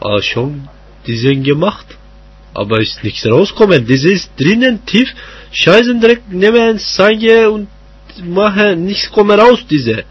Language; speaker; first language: German; non-native, learner; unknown